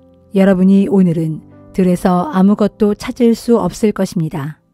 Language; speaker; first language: Korean; native; Korean